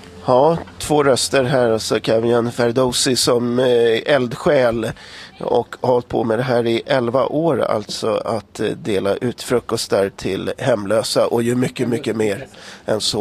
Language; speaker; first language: Swedish; native; Swedish